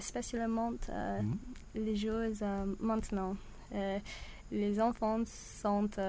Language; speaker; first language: French; non-native, learner; English